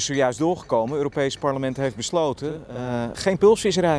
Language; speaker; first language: Dutch; native; Dutch